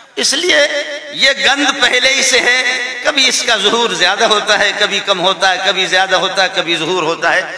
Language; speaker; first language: Urdu; non-native, local second language; Baluchi